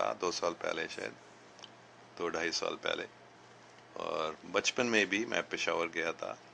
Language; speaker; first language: Urdu; early bilingual, other home language; English